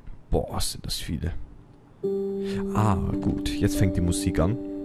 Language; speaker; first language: German; native; German